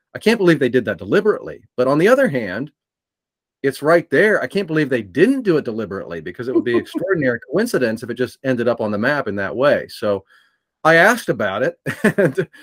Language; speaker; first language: English; native; English